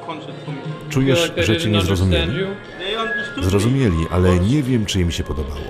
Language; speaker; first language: Polish; non-native, fluent; English